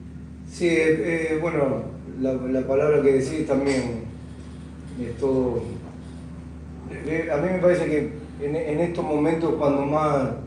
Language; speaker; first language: Spanish; native; Spanish